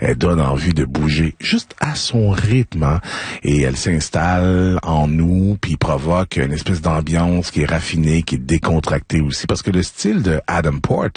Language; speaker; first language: French; native; French